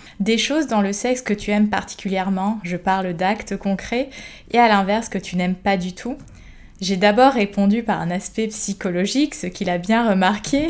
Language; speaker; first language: French; native; French